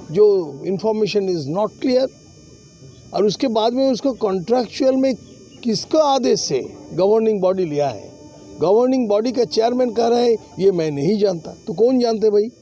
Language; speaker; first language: Hindi; non-native, local second language; Bangla